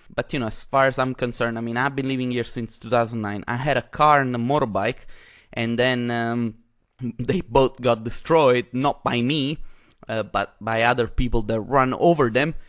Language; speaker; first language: English; non-native, fluent; Italian